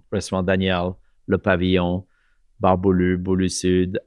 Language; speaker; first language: English; non-native, fluent; French